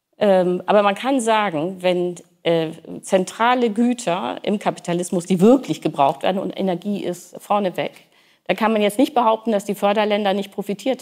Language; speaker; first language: German; native; German